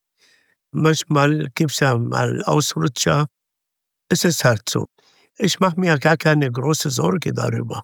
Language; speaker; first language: German; non-native, fluent; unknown